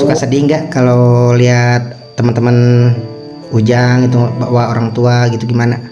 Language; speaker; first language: Indonesian; non-native, local second language; Sundanese